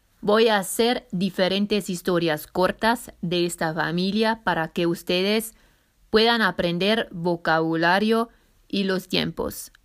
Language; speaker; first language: Spanish; non-native, fluent; German